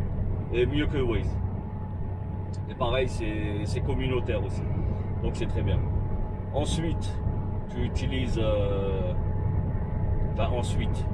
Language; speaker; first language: French; native; French